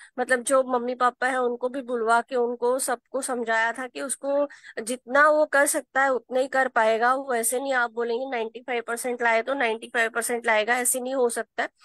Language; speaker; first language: Hindi; non-native, local second language; Marathi